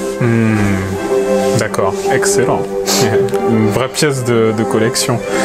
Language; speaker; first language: French; native; French